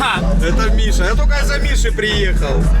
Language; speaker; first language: Russian; native; Russian